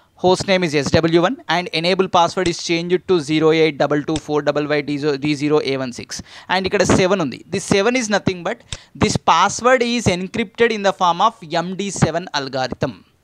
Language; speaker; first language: English; non-native, local second language; Telugu